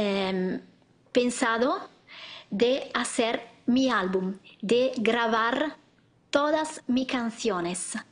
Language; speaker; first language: Spanish; non-native, learner; Italian